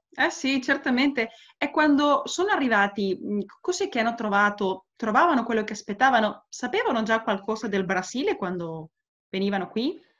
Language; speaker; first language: Italian; non-native, fluent; Spanish